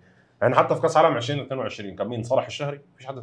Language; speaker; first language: Arabic; native; Arabic